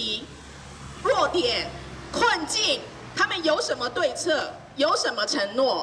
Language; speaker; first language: Chinese; native; Chinese